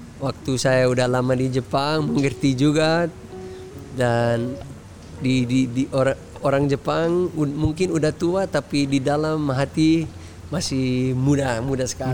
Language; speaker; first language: Indonesian; early bilingual, heritage; Dutch